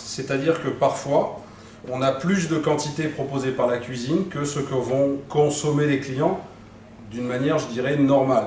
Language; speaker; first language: French; native; French